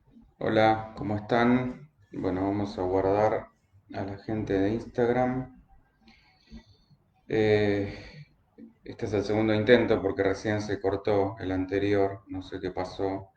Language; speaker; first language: Spanish; native; Spanish